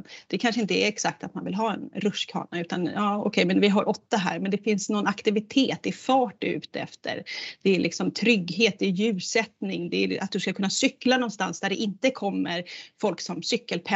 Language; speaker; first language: Swedish; native; Swedish